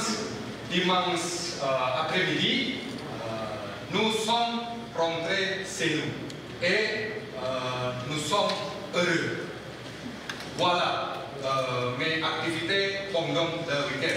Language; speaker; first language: French; non-native, learner; Indonesian